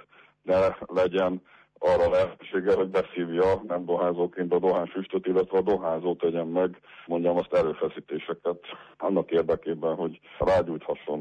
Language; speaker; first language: Hungarian; native; Hungarian